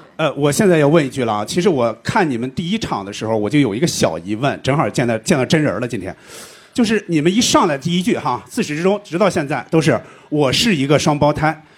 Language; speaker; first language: Chinese; native; Chinese